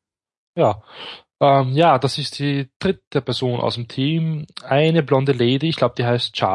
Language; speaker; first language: German; native; German